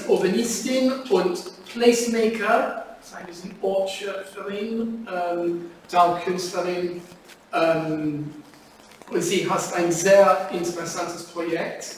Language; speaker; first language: German; non-native, learner; English